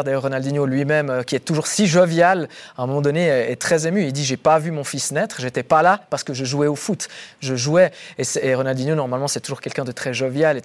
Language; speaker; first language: French; native; French